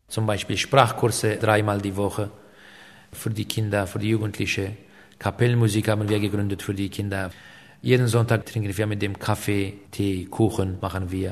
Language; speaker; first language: German; non-native, fluent; Aramaic